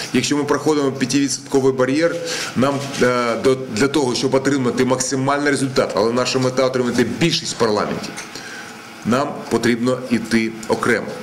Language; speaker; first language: Ukrainian; non-native, local second language; Russian